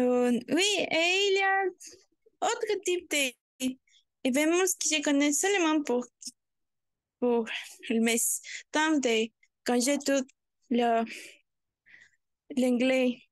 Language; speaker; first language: French; non-native, learner; Spanish